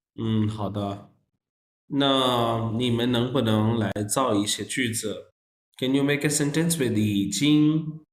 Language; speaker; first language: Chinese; non-native, fluent; Urdu